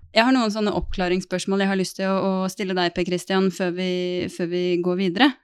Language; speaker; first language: Norwegian; native; Norwegian